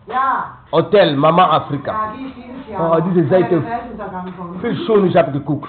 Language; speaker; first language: German; non-native, learner; Lingala